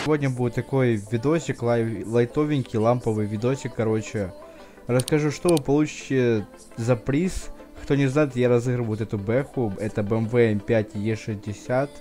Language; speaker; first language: Russian; native; Russian